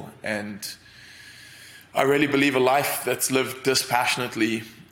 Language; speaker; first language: English; native; English